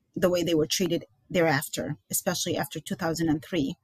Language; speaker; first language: English; early bilingual, other home language; Arabic